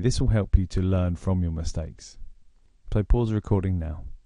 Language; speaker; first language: English; native; English